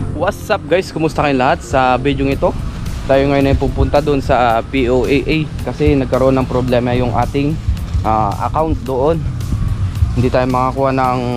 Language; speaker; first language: Filipino; native; Filipino